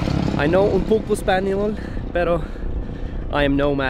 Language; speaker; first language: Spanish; non-native, learner; Norwegian